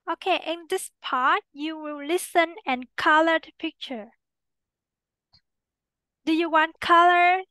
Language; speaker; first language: English; non-native, fluent; Vietnamese